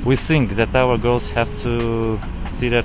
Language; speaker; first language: English; non-native, learner; Kazakh